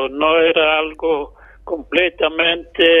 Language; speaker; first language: Spanish; non-native, fluent; English